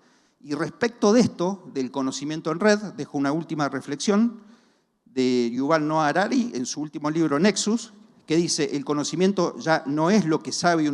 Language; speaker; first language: Spanish; native; Spanish